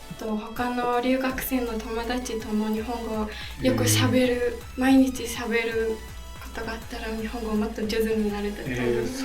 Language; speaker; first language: Japanese; non-native, fluent; Mongolian